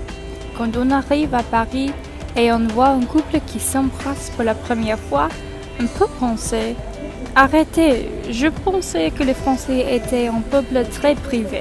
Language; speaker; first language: French; non-native, learner; English